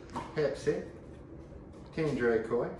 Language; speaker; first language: Turkish; non-native, learner; English